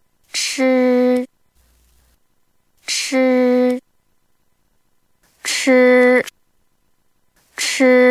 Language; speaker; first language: Chinese; non-native, learner; Korean